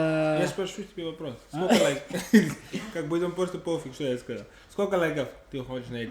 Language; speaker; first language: Russian; non-native, fluent; English